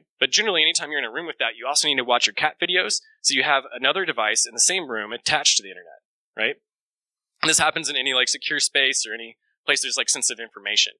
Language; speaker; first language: English; native; English